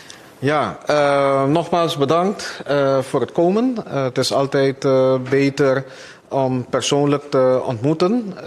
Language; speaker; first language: Dutch; non-native, local second language; Papiamento